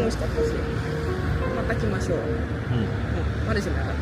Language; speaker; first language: Japanese; native; Japanese